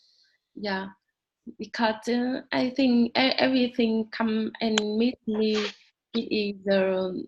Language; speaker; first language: English; non-native, learner; Vietnamese